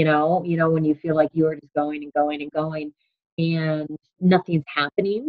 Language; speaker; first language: English; native; English